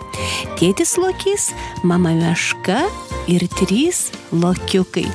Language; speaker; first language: Lithuanian; native; Lithuanian